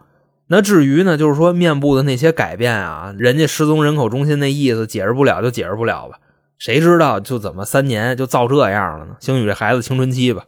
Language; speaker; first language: Chinese; native; Chinese